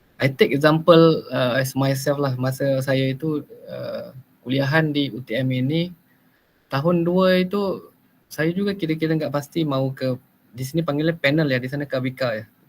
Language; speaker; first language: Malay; native; Malay